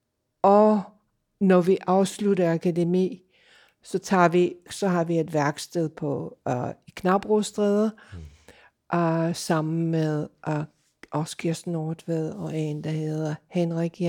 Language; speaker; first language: Danish; non-native, fluent; English